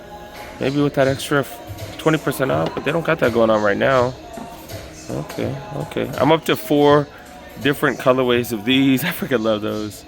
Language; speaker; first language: English; native; English